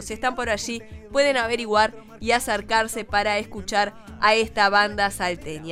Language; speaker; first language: Spanish; native; Spanish